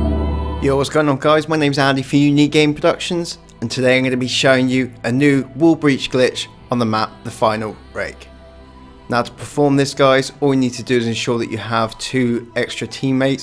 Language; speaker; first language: English; native; English